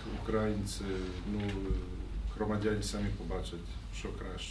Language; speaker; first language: Ukrainian; non-native, fluent; Polish